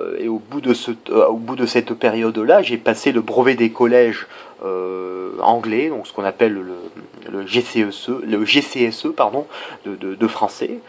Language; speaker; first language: French; non-native, fluent; English